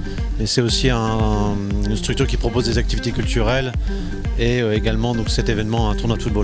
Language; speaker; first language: French; native; French